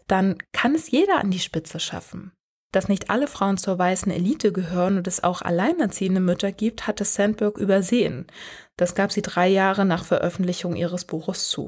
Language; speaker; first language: German; native; German